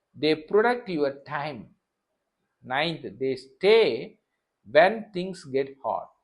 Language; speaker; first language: English; non-native, local second language; Tamil